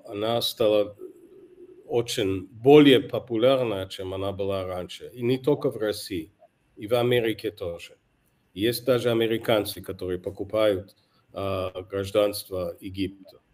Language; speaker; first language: Russian; non-native, fluent; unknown